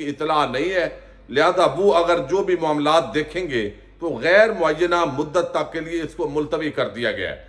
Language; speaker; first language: Urdu; native; Urdu